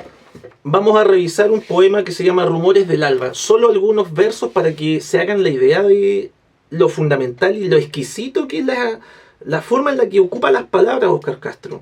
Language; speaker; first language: Spanish; native; Spanish